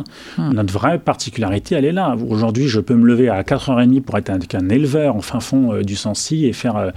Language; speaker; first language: French; native; French